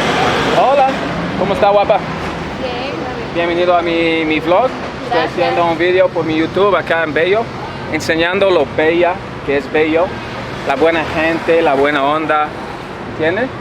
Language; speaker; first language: Spanish; non-native, learner; English